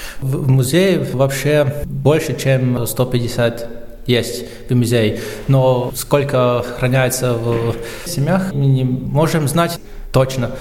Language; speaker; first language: Russian; non-native, local second language; Latvian